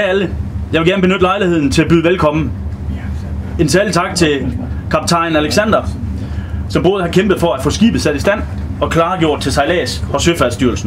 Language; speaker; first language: Danish; native; Danish